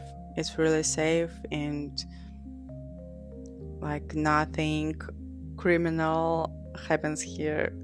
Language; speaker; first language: English; non-native, fluent; Georgian